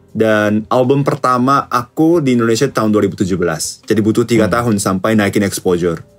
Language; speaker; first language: Indonesian; non-native, fluent; Japanese